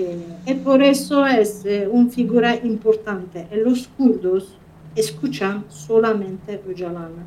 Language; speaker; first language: Spanish; non-native, fluent; Kurdish